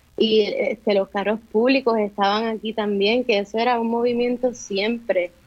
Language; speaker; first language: Spanish; native; Spanish